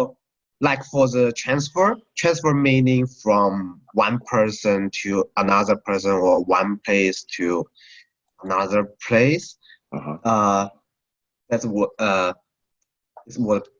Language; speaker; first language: English; non-native, learner; Chinese